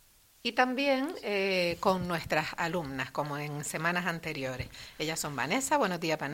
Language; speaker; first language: Spanish; native; Spanish